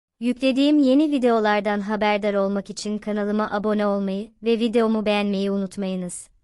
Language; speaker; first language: Turkish; native; Turkish